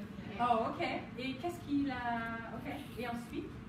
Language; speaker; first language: French; non-native, fluent; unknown